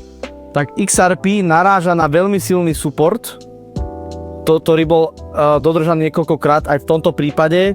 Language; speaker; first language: Slovak; native; Slovak